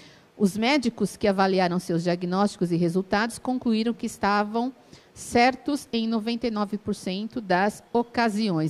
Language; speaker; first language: Portuguese; native; Portuguese